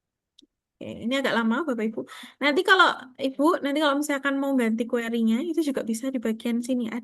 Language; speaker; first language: Indonesian; native; Indonesian